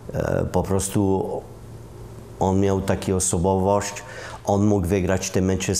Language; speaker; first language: Polish; non-native, learner; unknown